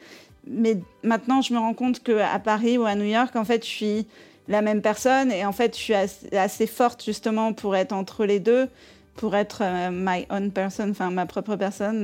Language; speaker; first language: French; native; French